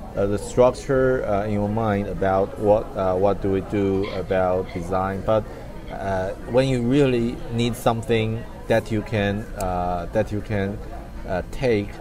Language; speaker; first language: English; non-native, fluent; Chinese